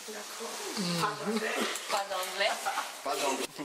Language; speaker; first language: French; non-native, learner; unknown